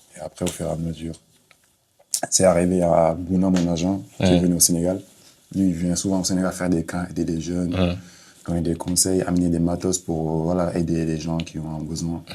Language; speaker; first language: French; non-native, local second language; Wolof